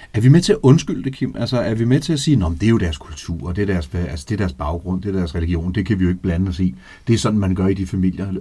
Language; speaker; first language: Danish; native; Danish